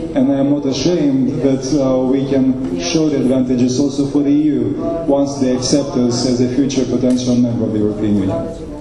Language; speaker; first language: English; non-native, fluent; Romanian